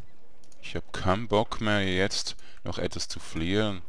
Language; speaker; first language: German; native; German